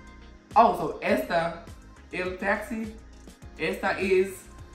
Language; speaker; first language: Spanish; non-native, learner; English